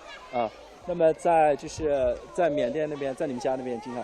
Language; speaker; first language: Chinese; native; Chinese